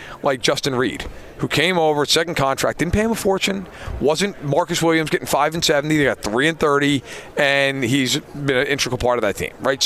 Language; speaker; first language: English; native; English